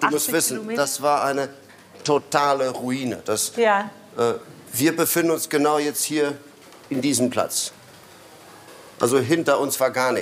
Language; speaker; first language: German; non-native, fluent; Polish